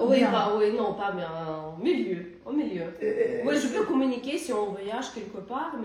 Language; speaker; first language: French; non-native, learner; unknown